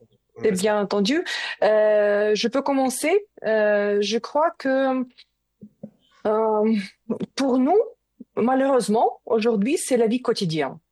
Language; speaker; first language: French; non-native, learner; Ukrainian